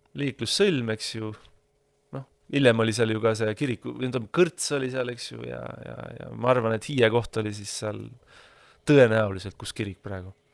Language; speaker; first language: Estonian; native; Estonian